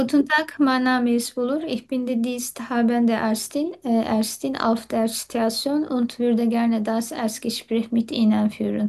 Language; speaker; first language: German; non-native, learner; Turkish